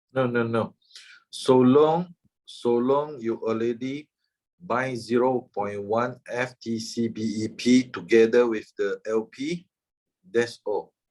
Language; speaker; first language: English; non-native, fluent; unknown